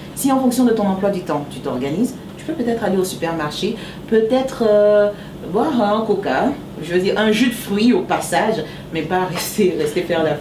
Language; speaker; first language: French; native; French